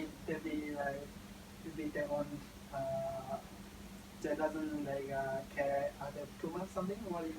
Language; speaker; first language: English; non-native, learner; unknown